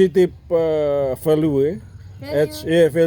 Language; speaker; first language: English; non-native, learner; Indonesian